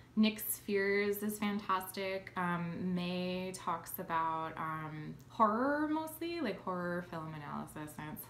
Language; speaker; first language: English; native; English